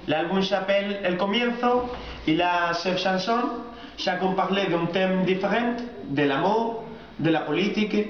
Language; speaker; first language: French; non-native, learner; Spanish